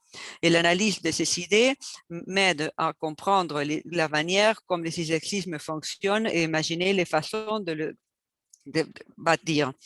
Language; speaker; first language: French; non-native, fluent; Spanish